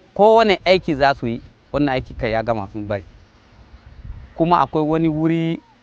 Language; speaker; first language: Hausa; non-native, local second language; Fula